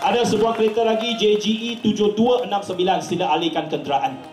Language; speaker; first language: Malay; non-native, local second language; Chinese